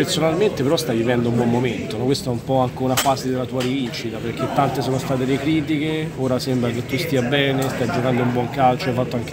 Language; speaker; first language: Italian; native; Italian